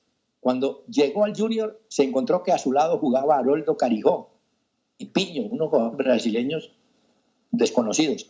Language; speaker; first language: Spanish; native; Spanish